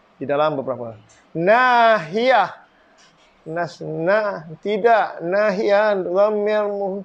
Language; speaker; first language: Malay; native; Malay